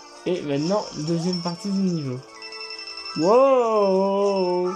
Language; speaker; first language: French; native; French